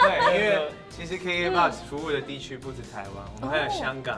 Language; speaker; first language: Chinese; native; Chinese